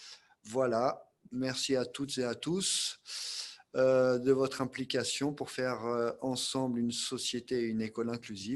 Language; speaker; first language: French; native; French